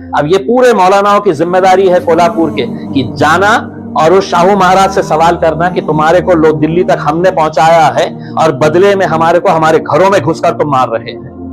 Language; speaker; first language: Hindi; native; Hindi